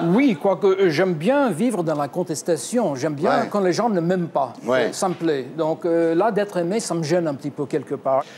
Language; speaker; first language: French; non-native, fluent; English